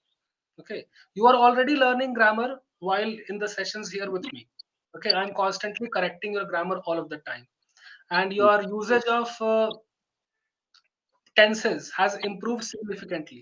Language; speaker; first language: English; non-native, local second language; Hindi